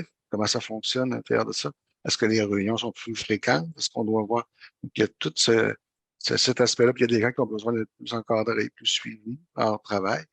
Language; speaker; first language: French; native; French